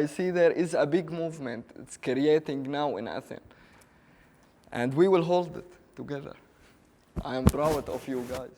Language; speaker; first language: English; non-native, learner; Arabic